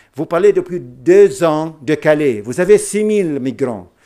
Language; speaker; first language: French; non-native, local second language; Arabic